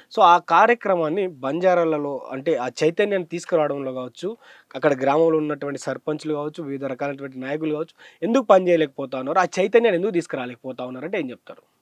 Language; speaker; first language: Telugu; native; Telugu